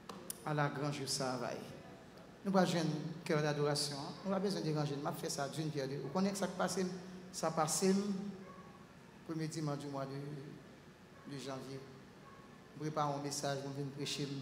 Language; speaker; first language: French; non-native, local second language; Haitian Creole